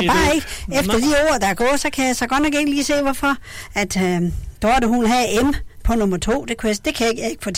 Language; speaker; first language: Danish; native; Danish